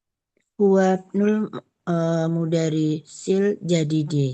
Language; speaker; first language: Arabic; non-native, learner; Indonesian